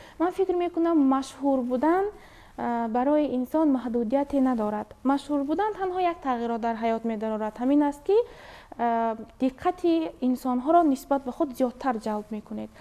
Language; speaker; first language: Tajik; native; Tajik